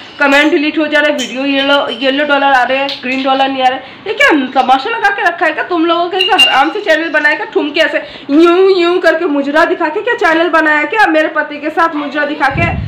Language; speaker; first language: Hindi; non-native, local second language; Bangla